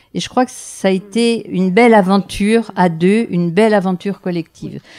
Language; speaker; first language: French; native; French